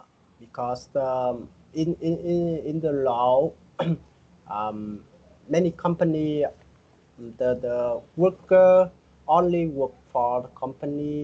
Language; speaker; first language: English; non-native, learner; Vietnamese